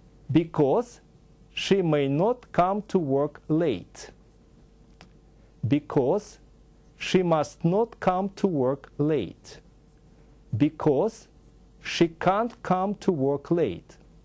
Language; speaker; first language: English; non-native, fluent; Russian